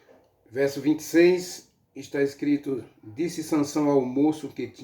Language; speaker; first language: Portuguese; native; Portuguese